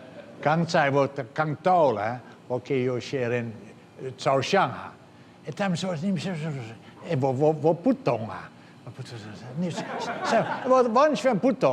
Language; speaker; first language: Chinese; non-native, fluent; Dutch